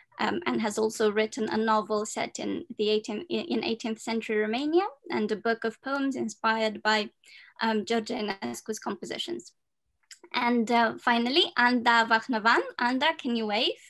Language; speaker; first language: English; non-native, fluent; Romanian